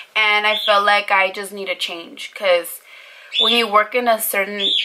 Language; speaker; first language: English; early bilingual, other home language; Spanish